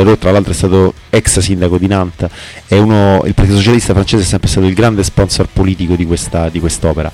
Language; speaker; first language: Italian; native; Italian